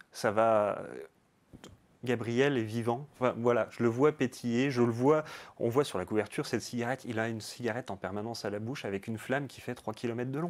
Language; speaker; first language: French; native; French